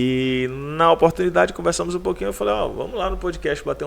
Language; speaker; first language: Portuguese; native; Portuguese